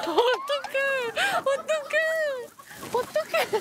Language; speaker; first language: Korean; native; Korean